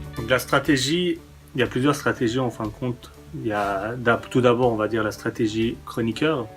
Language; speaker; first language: French; early bilingual, other home language; Persian